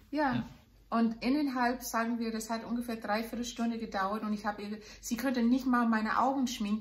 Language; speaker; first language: German; non-native, fluent; English